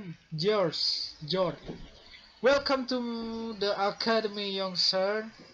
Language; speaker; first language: English; non-native, learner; Indonesian